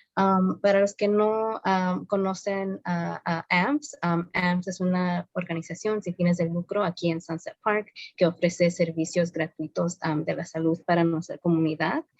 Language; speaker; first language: Spanish; early bilingual, heritage; Spanish